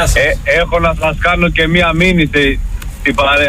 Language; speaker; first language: Greek; non-native, fluent; Albanian